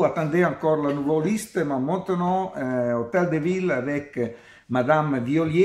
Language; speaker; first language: French; non-native, learner; Italian